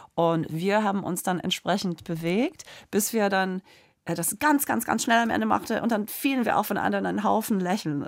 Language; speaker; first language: German; non-native, fluent; English